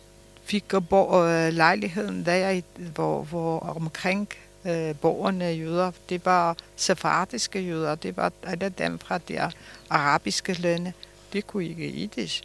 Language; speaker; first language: Danish; early bilingual, other home language; Polish